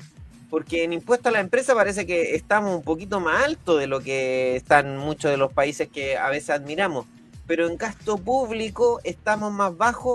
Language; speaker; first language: Spanish; native; Spanish